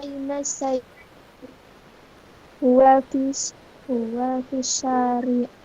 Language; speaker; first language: Arabic; non-native, learner; Indonesian